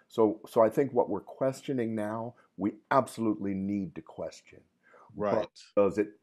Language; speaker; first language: English; native; English